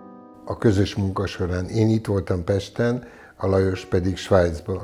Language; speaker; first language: Hungarian; native; Hungarian